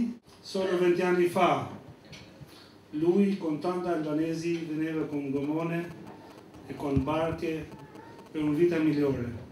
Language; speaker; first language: Italian; non-native, fluent; Albanian